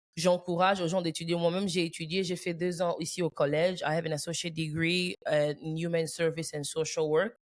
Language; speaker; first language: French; early bilingual, heritage; French